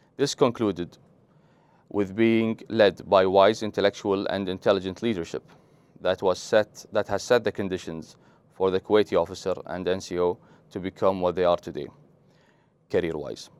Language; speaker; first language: English; non-native, fluent; Arabic